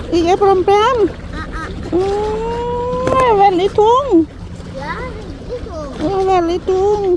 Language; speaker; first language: Norwegian; non-native, learner; Thai